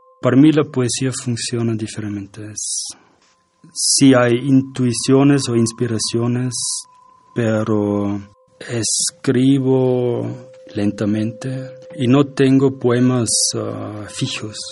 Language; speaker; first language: Spanish; non-native, fluent; German